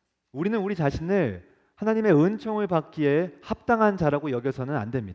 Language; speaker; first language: Korean; native; Korean